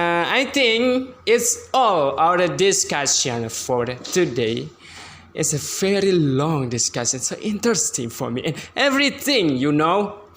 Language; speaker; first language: English; non-native, learner; Indonesian